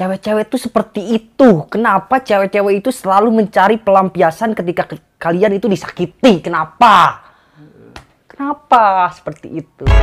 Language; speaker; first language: Indonesian; non-native, local second language; Sundanese